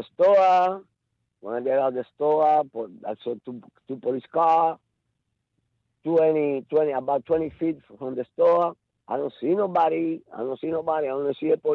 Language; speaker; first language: English; non-native, learner; Spanish